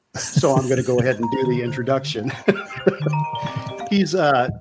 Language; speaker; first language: English; native; English